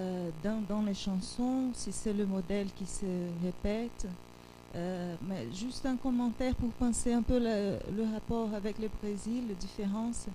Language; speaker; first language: French; non-native, fluent; Portuguese